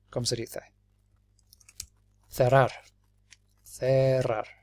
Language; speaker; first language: Spanish; non-native, fluent; English